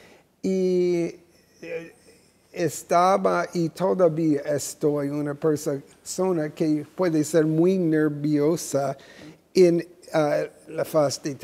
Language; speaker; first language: Spanish; non-native, fluent; English